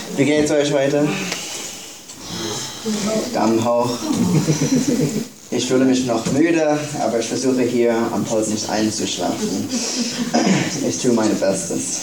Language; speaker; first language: German; non-native, fluent; English